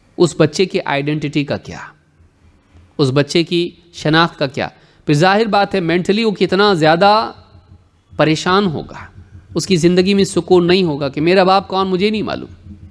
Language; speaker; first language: Urdu; native; Urdu